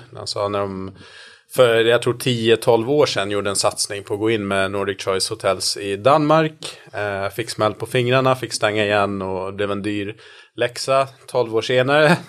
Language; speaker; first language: Swedish; native; Swedish